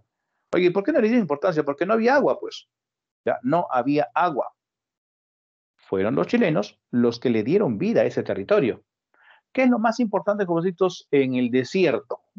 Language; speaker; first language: Spanish; native; Spanish